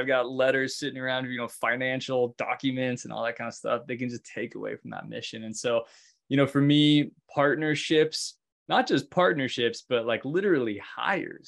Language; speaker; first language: English; native; English